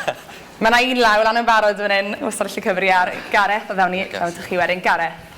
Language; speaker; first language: Welsh; native; Welsh